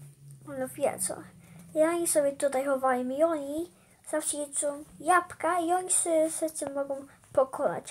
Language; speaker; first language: Polish; early bilingual, heritage; Polish